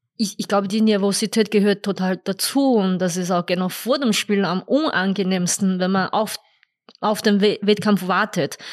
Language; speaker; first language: German; non-native, fluent; Chinese